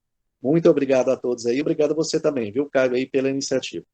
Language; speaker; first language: Portuguese; native; Portuguese